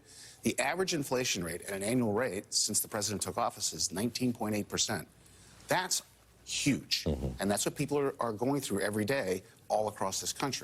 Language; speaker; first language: English; native; English